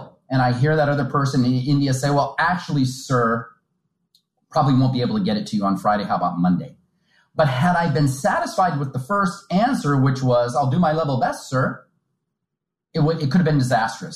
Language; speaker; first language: English; native; English